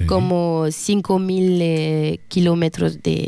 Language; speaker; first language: Spanish; non-native, learner; French